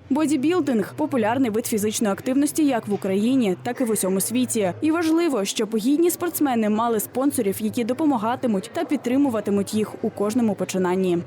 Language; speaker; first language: Ukrainian; native; Ukrainian